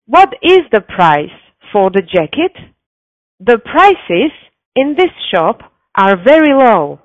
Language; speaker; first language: English; non-native, fluent; Slovak